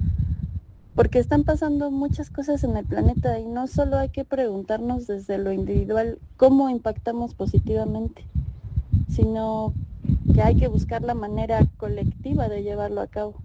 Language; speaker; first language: Spanish; native; Spanish